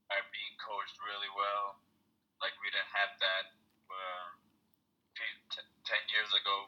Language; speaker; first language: English; non-native, fluent; Amharic